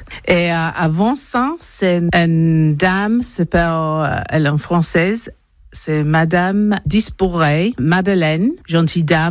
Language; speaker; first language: French; non-native, learner; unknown